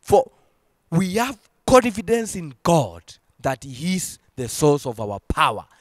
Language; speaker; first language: English; non-native, local second language; Swahili